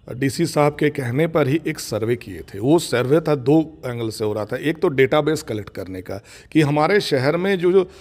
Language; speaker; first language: Hindi; non-native, local second language; Bangla